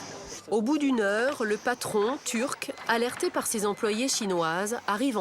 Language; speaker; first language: French; native; French